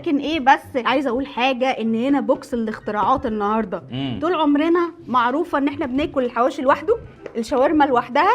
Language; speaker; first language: Arabic; native; Arabic